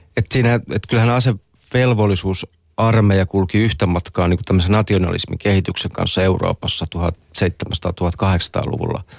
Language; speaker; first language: Finnish; native; Finnish